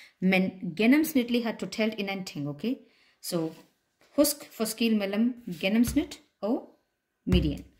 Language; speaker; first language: Danish; non-native, fluent; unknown